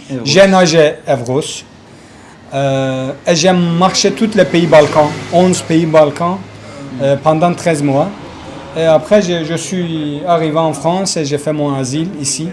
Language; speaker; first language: French; non-native, learner; Kurdish